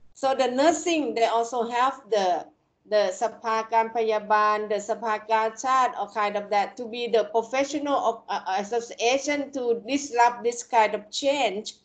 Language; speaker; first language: English; non-native, fluent; Thai